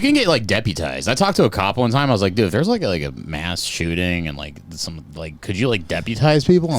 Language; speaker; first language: English; native; English